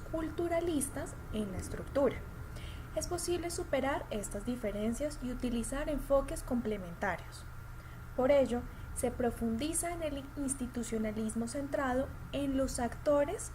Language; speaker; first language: Spanish; native; Spanish